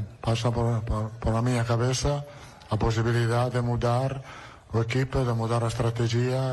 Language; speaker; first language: Portuguese; non-native, learner; Italian